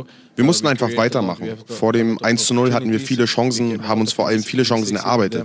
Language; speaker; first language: German; native; German